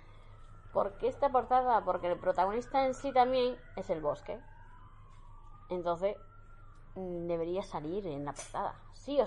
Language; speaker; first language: Spanish; native; Spanish